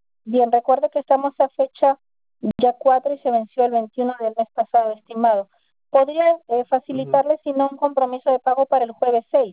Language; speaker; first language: Spanish; native; Spanish